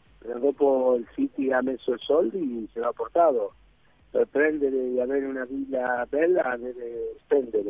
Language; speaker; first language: Italian; non-native, fluent; Spanish